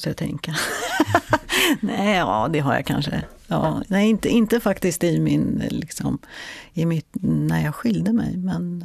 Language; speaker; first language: Swedish; native; Swedish